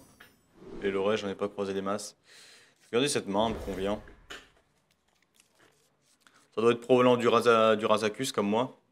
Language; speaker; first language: French; native; French